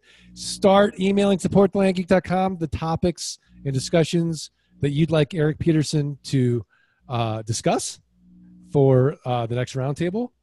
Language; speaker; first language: English; native; English